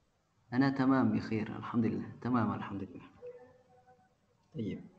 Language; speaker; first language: Arabic; non-native, fluent; Indonesian